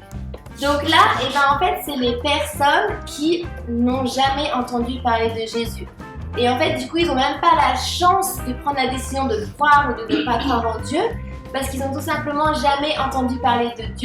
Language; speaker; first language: French; native; French